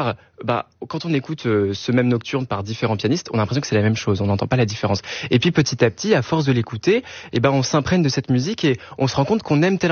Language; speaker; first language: French; native; French